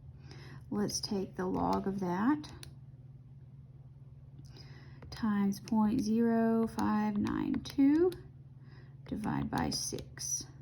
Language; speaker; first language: English; native; English